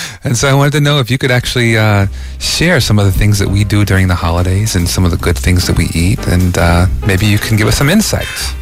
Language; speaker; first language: English; native; English